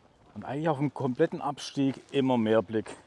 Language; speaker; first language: German; native; German